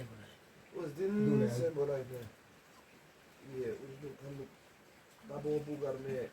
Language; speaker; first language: Hindi; non-native, local second language; Mizo